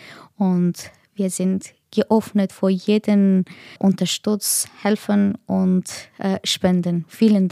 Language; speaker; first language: German; non-native, learner; Persian